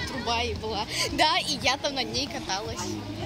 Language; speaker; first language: Russian; native; Russian